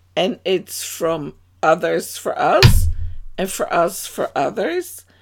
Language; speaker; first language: English; non-native, fluent; Dutch